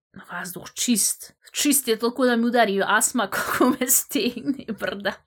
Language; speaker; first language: Bosnian; native; Bosnian